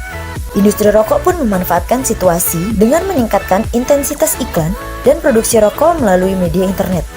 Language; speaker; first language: Indonesian; native; Indonesian